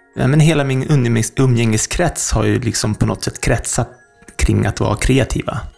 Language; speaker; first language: Swedish; native; Swedish